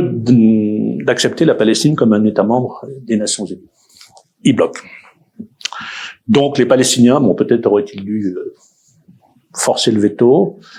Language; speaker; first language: French; native; French